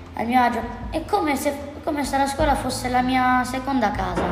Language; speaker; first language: Italian; early bilingual, other home language; Albanian